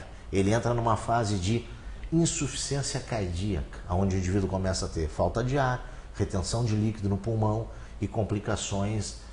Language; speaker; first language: Portuguese; native; Portuguese